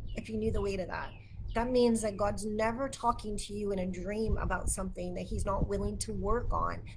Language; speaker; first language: English; native; English